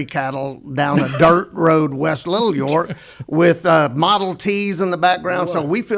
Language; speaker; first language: English; native; English